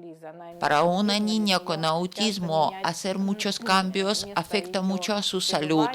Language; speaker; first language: Spanish; non-native, fluent; Ukrainian